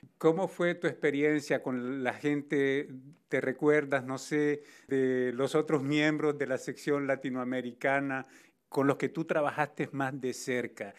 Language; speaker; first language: Spanish; native; Spanish